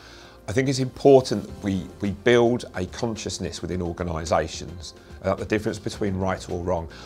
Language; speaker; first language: English; native; English